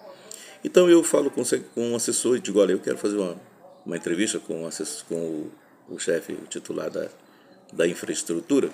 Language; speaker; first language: Portuguese; native; Portuguese